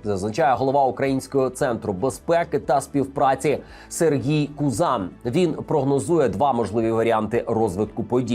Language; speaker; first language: Ukrainian; native; Ukrainian